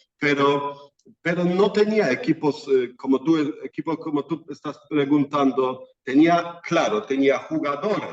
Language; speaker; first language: Spanish; non-native, fluent; Polish